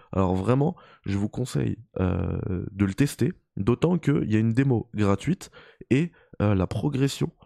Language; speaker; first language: French; native; French